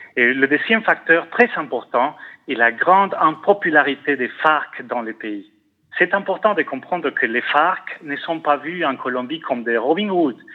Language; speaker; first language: French; non-native, fluent; Spanish